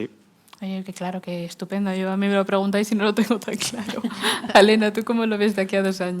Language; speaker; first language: Spanish; native; Spanish